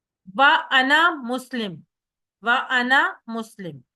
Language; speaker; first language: Arabic; non-native, learner; Urdu